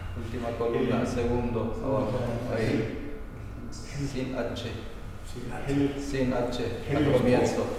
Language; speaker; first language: Spanish; non-native, local second language; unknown